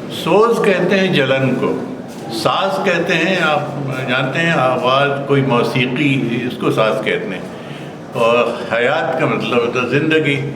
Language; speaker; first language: Urdu; native; Urdu